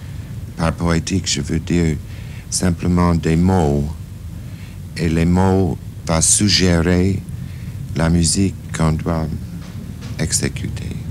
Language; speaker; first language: French; non-native, fluent; English